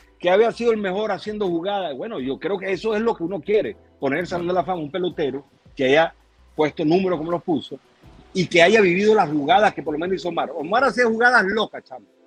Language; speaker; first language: Spanish; native; Spanish